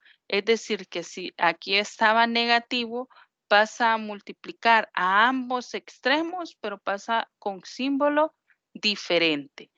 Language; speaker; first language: Spanish; native; Spanish